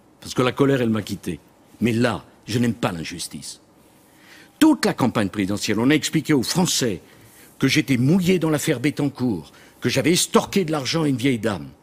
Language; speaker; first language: French; native; French